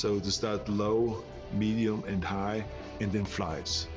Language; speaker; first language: English; non-native, fluent; German